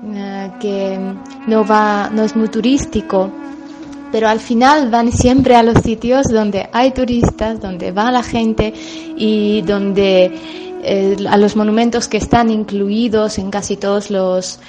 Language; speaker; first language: Spanish; non-native, fluent; Armenian